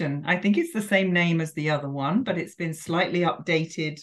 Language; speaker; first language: English; native; English